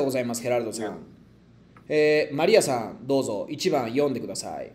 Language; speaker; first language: Japanese; non-native, fluent; Spanish